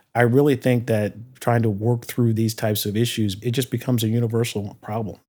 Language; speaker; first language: English; native; English